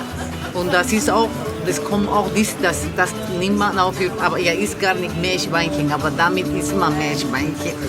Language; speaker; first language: German; non-native, learner; Spanish